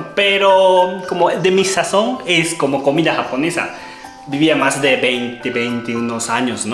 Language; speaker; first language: Spanish; non-native, learner; Japanese